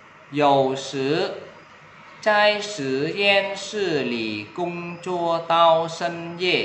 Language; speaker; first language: Chinese; non-native, fluent; Vietnamese